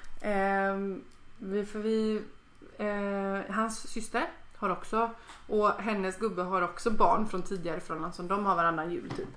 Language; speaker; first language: Swedish; native; Swedish